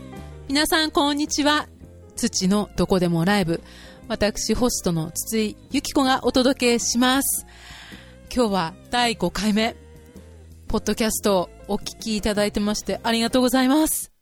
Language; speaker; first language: Japanese; native; Japanese